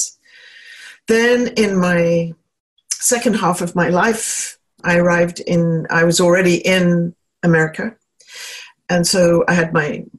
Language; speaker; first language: English; native; English